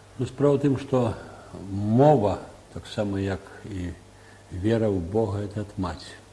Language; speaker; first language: Belarusian; native; Belarusian